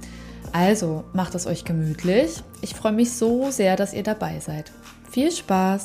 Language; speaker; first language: German; native; German